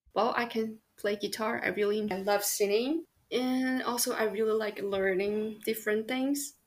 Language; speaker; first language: English; non-native, fluent; Chinese